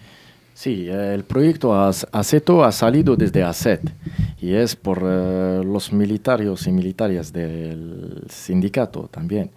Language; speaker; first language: Spanish; non-native, learner; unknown